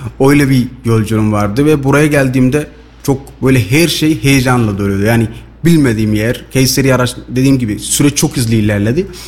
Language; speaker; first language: Turkish; non-native, fluent; Somali